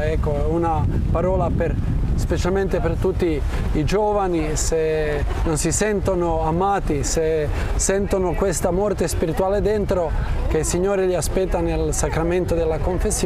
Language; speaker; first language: Italian; non-native, fluent; Croatian